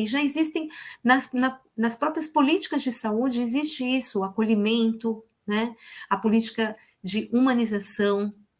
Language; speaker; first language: Portuguese; native; Portuguese